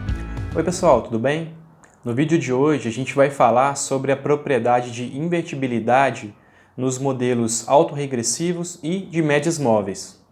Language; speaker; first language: Portuguese; native; Portuguese